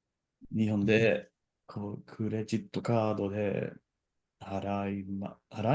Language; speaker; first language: Japanese; non-native, learner; English